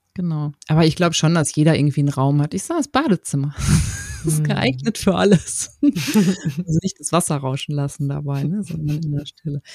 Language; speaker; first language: German; native; German